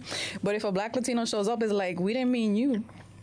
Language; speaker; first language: English; non-native, fluent; Spanish